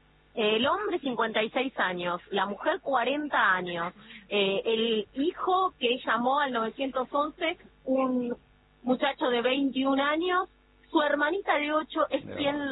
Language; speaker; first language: Spanish; native; Spanish